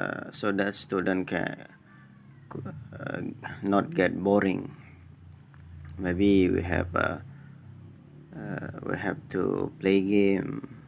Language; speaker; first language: English; non-native, learner; Indonesian